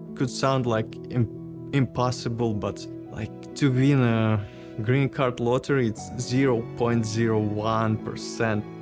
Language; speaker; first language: English; non-native, learner; Ukrainian